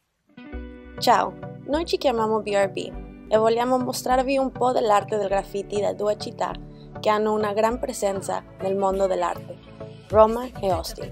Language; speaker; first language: Italian; non-native, learner; English